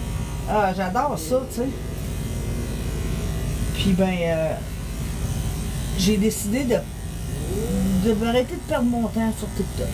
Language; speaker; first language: French; native; French